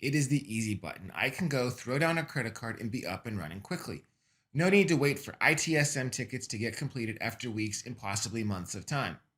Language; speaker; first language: English; native; English